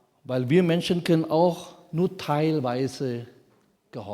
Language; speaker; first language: German; non-native, fluent; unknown